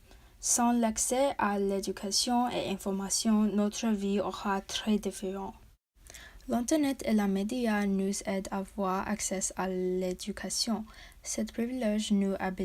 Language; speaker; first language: French; non-native, learner; English